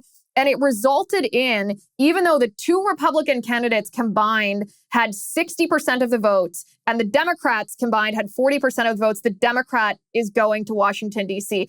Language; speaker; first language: English; native; English